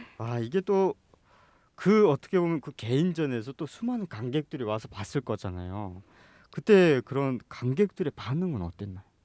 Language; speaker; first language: Korean; native; Korean